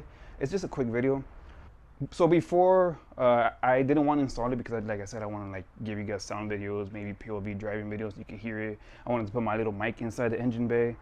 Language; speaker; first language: English; native; English